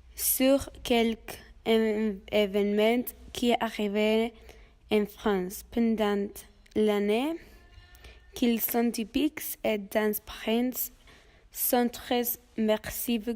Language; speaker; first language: French; non-native, learner; Spanish